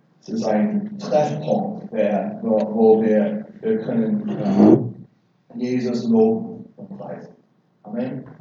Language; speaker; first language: German; non-native, learner; English